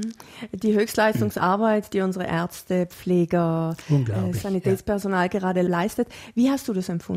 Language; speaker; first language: German; native; German